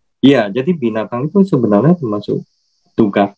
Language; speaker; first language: Indonesian; native; Indonesian